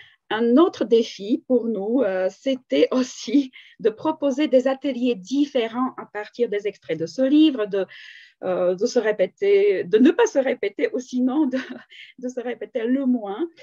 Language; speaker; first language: French; non-native, fluent; Slovak